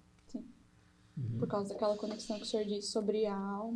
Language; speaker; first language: Portuguese; native; Portuguese